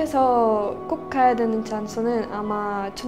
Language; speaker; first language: Korean; non-native, fluent; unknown